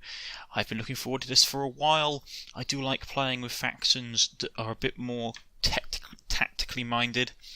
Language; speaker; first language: English; native; English